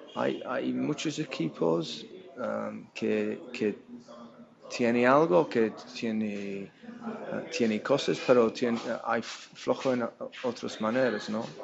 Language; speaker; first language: Spanish; non-native, fluent; English